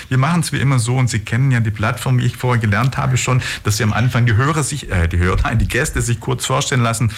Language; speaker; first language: German; native; German